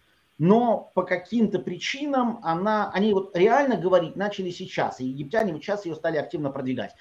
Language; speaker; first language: Russian; native; Russian